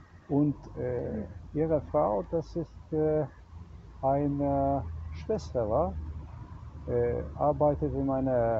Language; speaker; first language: German; non-native, learner; Slovenian